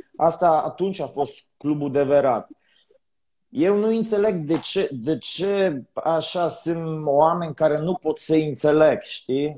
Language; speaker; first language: Romanian; non-native, learner; Polish